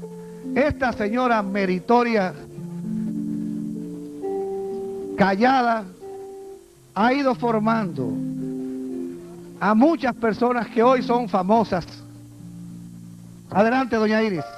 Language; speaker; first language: Spanish; native; Spanish